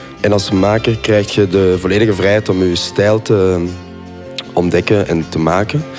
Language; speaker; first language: Dutch; native; Dutch